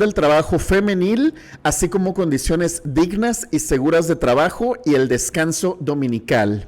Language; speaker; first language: Spanish; native; Spanish